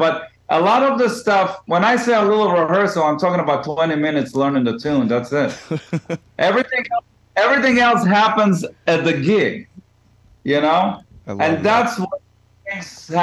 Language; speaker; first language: English; non-native, fluent; Hebrew